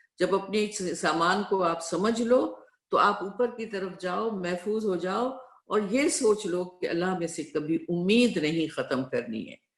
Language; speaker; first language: Urdu; non-native, local second language; Sindhi